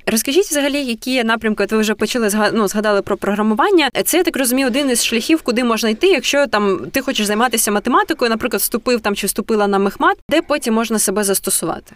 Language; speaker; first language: Ukrainian; native; Ukrainian